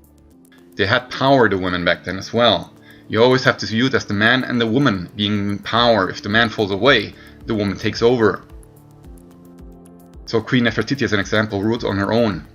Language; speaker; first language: English; non-native, fluent; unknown